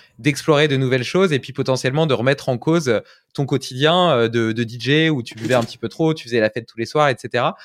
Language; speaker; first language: French; native; French